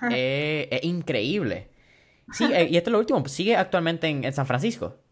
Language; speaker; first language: Spanish; early bilingual, heritage; Spanish